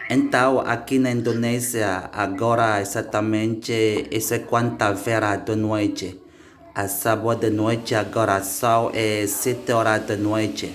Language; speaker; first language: Portuguese; non-native, learner; Indonesian